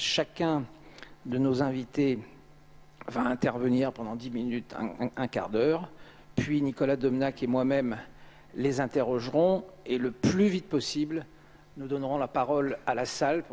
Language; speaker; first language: French; native; French